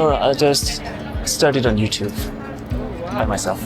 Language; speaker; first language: English; non-native, learner; Korean